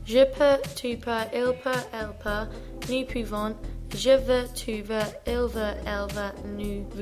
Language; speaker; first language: French; non-native, learner; English